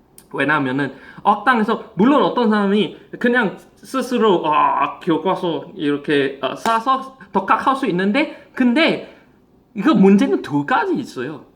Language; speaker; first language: Korean; non-native, fluent; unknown